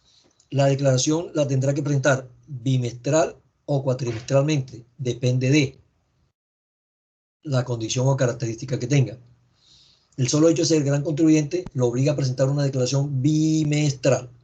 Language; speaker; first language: Spanish; native; Spanish